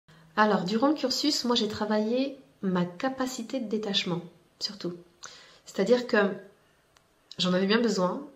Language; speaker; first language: French; native; French